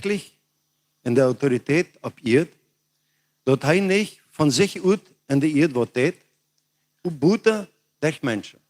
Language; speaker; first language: German; non-native, learner; Plautdietsch